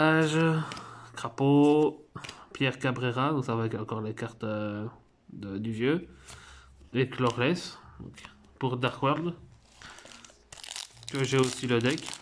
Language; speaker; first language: French; native; French